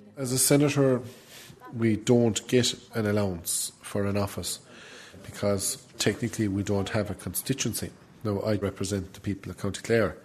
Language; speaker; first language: English; native; English